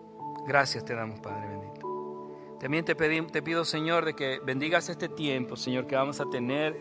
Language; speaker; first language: Spanish; native; Spanish